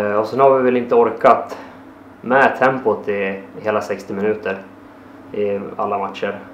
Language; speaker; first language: Swedish; early bilingual, heritage; Swedish